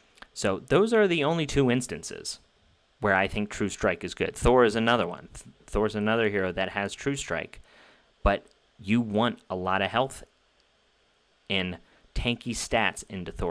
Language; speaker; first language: English; native; English